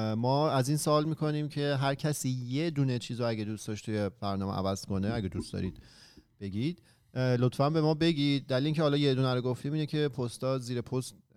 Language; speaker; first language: Persian; native; Persian